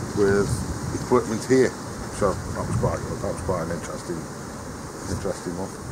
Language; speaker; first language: English; native; English